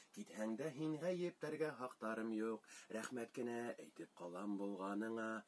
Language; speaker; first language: Tatar; native; Tatar